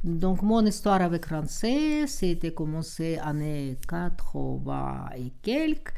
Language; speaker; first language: French; non-native, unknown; Russian